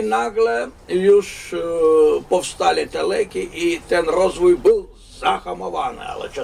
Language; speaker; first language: Polish; non-native, fluent; Russian